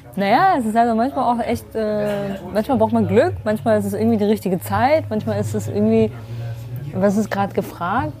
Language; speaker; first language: German; early bilingual, other home language; Kurdish